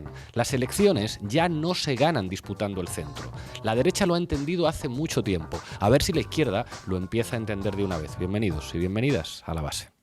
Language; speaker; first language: Spanish; native; Spanish